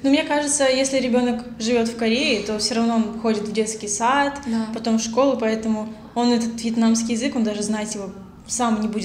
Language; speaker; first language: Russian; native; Russian